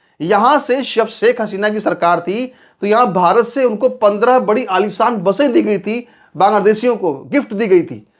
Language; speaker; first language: Hindi; native; Hindi